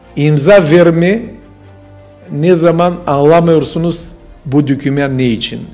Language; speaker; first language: Turkish; non-native, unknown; Bulgarian